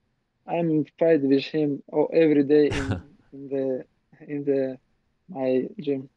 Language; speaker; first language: English; non-native, learner; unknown